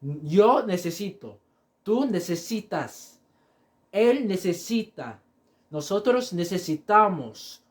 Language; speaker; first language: Spanish; non-native, fluent; English